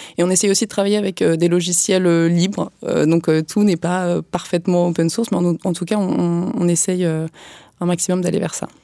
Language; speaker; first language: French; native; French